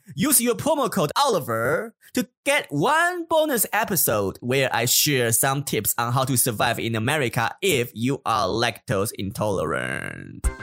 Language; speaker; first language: English; non-native, fluent; Chinese